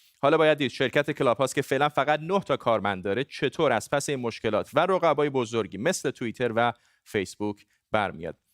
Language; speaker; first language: Persian; non-native, local second language; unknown